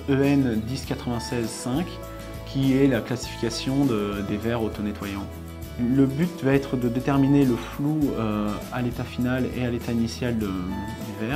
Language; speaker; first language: French; native; French